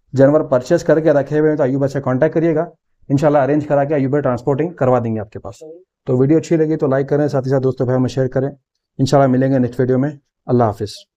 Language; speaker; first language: Hindi; native; Hindi